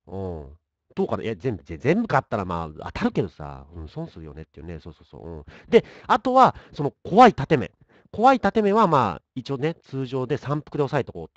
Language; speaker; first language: Japanese; native; Japanese